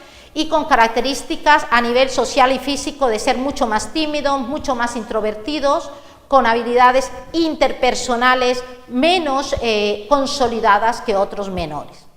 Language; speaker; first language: Spanish; native; Spanish